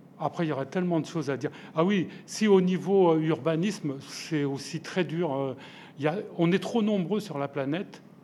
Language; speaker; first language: French; native; French